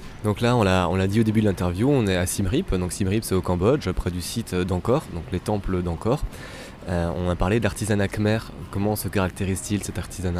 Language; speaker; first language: French; native; French